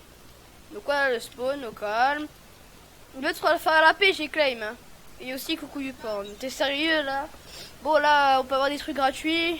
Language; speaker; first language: French; native; French